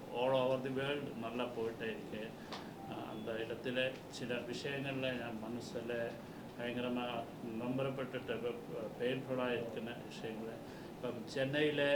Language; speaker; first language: Tamil; non-native, learner; Malayalam